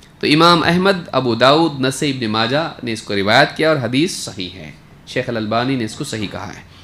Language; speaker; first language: Urdu; native; Urdu